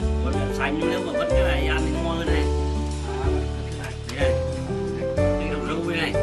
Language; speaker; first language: Vietnamese; native; Vietnamese